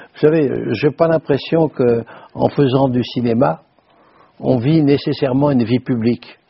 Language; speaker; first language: French; native; French